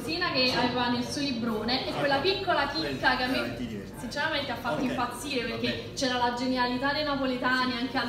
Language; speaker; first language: Italian; native; Italian